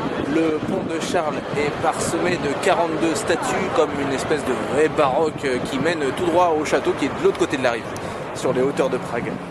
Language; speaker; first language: French; native; French